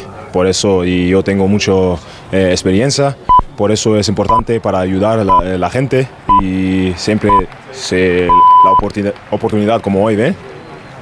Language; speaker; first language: Spanish; non-native, learner; German